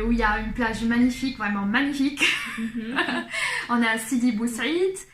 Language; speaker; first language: French; non-native, local second language; Arabic